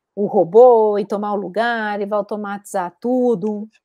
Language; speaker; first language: Portuguese; native; Portuguese